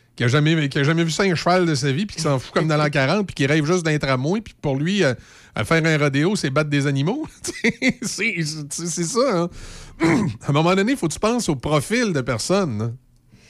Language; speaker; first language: French; native; French